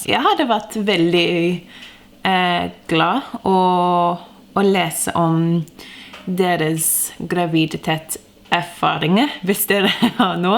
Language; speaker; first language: Norwegian; non-native, fluent; English